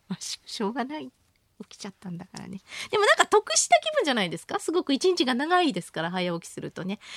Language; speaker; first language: Japanese; native; Japanese